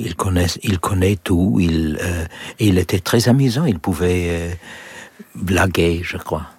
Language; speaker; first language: French; non-native, learner; English